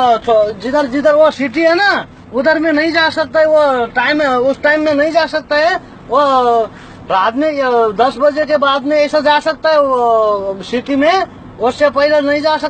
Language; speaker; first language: Hindi; non-native, learner; Nepali